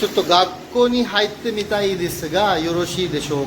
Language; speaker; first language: Japanese; non-native, fluent; Urdu